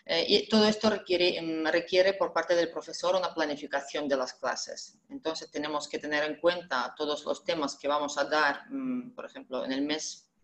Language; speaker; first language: Spanish; non-native, fluent; Russian